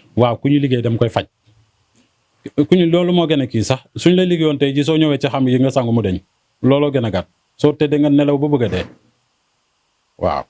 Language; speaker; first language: Wolof; non-native, local second language; Serer